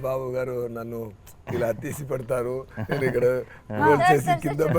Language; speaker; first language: Telugu; non-native, fluent; Tamil